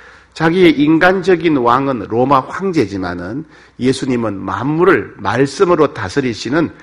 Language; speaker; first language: Korean; native; Korean